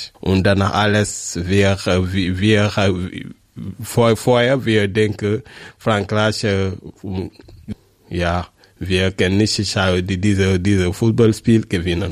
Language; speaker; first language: German; non-native, learner; French